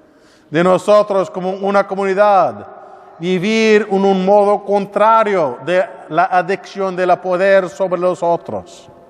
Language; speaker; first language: Spanish; non-native, learner; English